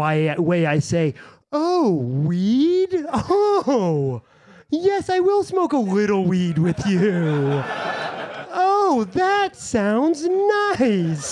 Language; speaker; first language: English; native; English